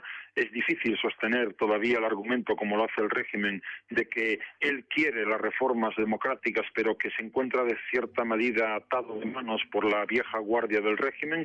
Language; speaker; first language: Spanish; native; Spanish